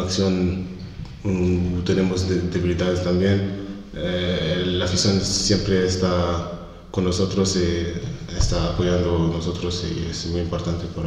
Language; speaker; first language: Spanish; non-native, fluent; French